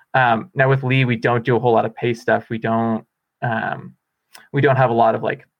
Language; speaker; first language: English; native; English